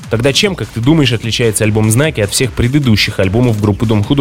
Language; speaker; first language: Russian; native; Russian